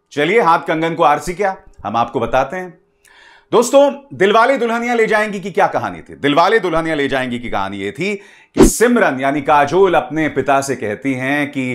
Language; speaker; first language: Hindi; native; Hindi